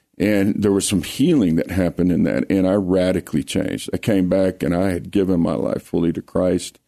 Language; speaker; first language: English; native; English